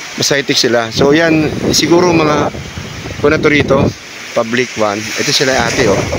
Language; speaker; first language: Filipino; non-native, local second language; Cebuano